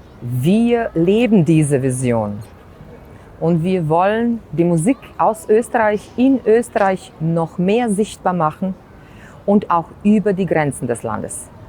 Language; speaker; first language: German; non-native, fluent; Bosnian